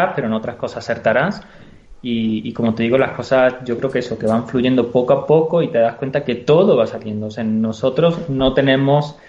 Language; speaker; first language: Spanish; native; Spanish